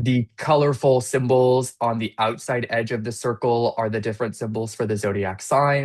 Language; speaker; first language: English; native; English